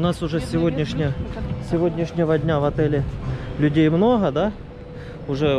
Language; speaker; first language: Russian; native; Russian